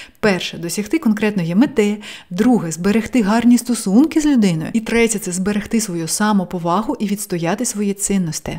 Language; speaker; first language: Ukrainian; non-native, local second language; Russian